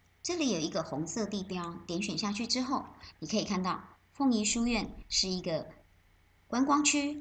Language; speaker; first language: Chinese; native; Chinese